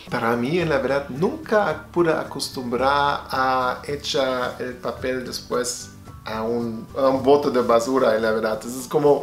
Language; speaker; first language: Spanish; non-native, learner; German